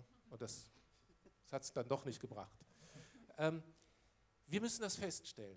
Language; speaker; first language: German; non-native, local second language; Luxembourgish